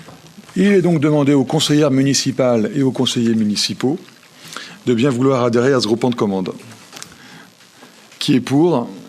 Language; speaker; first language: French; native; French